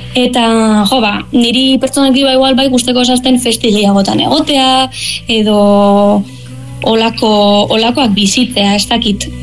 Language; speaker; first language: Basque; native; Basque